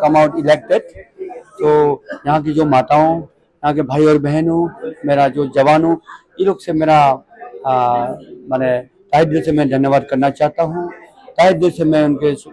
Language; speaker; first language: Hindi; non-native, local second language; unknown